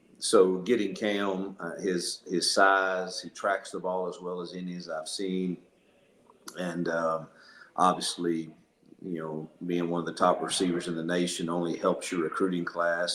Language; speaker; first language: English; native; English